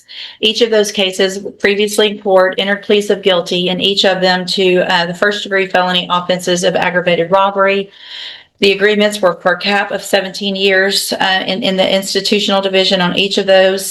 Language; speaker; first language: English; native; English